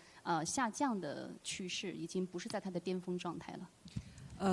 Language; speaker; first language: Chinese; native; Chinese